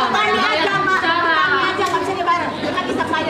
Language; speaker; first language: Indonesian; native; Indonesian